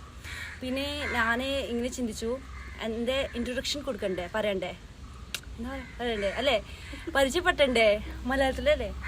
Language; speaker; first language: Malayalam; non-native, local second language; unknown